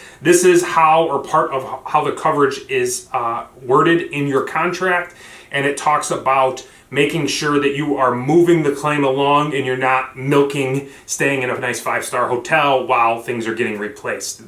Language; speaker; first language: English; native; English